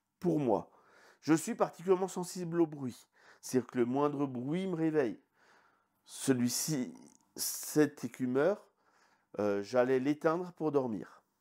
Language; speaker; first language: French; native; French